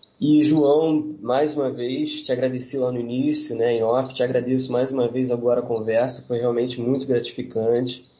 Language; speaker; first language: Portuguese; native; Portuguese